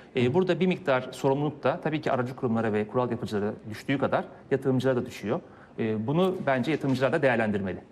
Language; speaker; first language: Turkish; native; Turkish